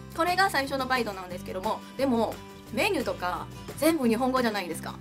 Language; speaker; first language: Japanese; non-native, fluent; Chinese